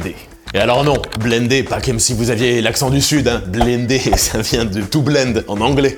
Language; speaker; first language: French; native; French